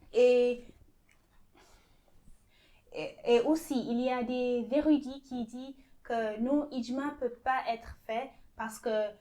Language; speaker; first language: French; non-native, fluent; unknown